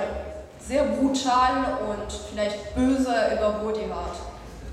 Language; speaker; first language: German; non-native, fluent; French